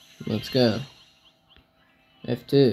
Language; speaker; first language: English; non-native, learner; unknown